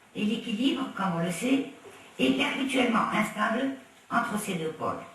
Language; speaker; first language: French; non-native, local second language; Arabic